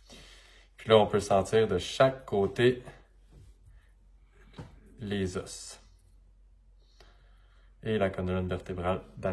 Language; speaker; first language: French; native; French